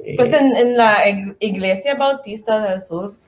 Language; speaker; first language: Spanish; non-native, learner; English